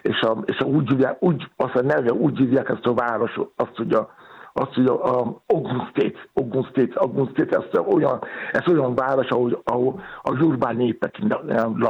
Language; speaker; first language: Hungarian; non-native, fluent; Yoruba